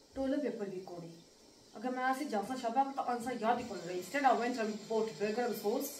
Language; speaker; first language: Punjabi; early bilingual, other home language; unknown